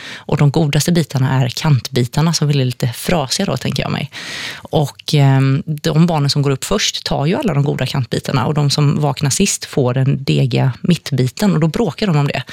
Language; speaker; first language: Swedish; native; Swedish